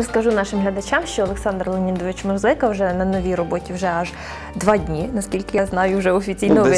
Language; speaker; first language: Ukrainian; native; Ukrainian